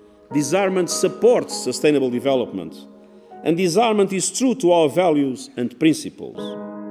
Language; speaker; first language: English; non-native, fluent; Portuguese